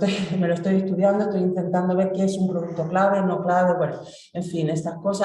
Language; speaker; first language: Spanish; native; Spanish